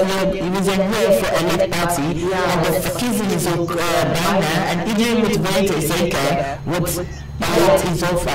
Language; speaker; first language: Dutch; non-native, learner; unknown